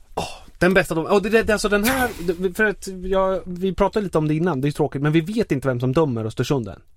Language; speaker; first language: Swedish; native; Swedish